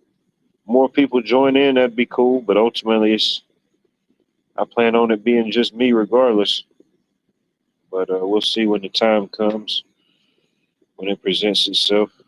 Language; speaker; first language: English; native; English